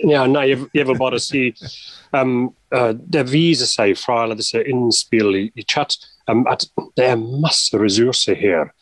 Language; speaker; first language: Norwegian; non-native, fluent; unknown